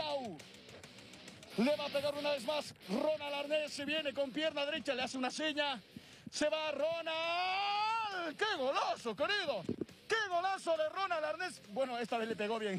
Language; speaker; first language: Spanish; native; Spanish